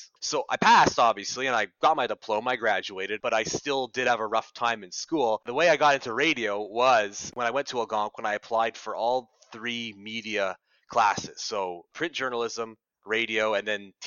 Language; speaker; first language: English; native; English